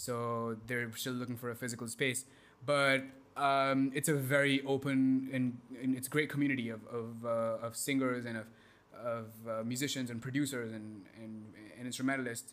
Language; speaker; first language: English; non-native, local second language; Hindi